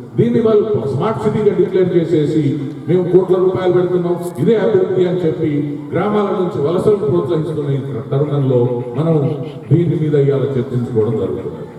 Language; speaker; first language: Telugu; native; Telugu